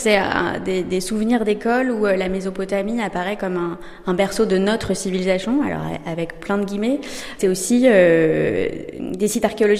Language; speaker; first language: French; native; French